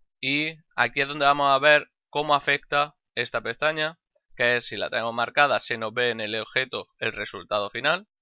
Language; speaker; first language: Spanish; native; Spanish